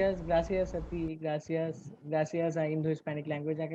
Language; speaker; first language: Spanish; non-native, learner; Bangla